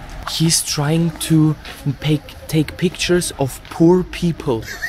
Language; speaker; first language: English; non-native, fluent; German